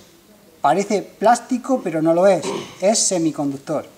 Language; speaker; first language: Spanish; native; Spanish